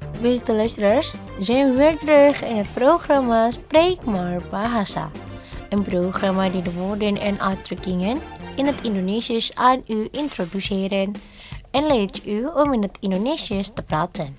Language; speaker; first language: Dutch; non-native, learner; Indonesian